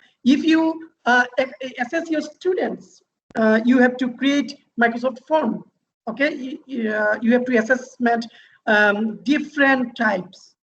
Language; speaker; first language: English; non-native, fluent; Bangla